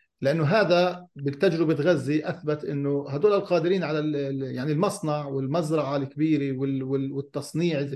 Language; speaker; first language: Arabic; native; Arabic